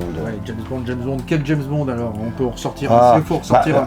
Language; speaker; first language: French; native; French